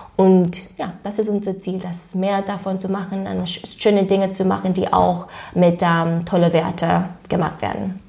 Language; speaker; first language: German; non-native, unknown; English